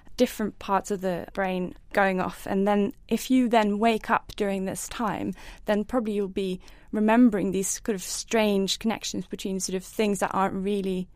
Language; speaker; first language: English; non-native, fluent; Norwegian